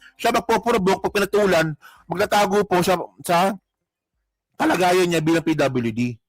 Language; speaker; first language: Filipino; native; Filipino